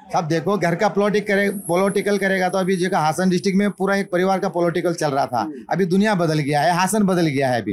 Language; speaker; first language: Hindi; non-native, local second language; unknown